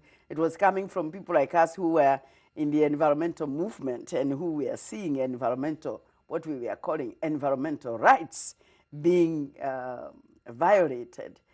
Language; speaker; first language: English; non-native, local second language; Kikuyu